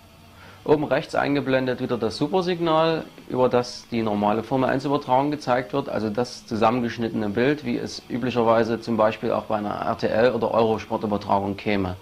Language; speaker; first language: German; native; German